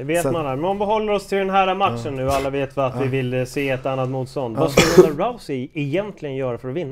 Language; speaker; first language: Swedish; native; Swedish